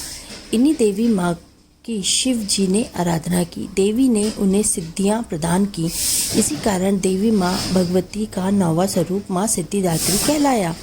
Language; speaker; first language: Hindi; native; Hindi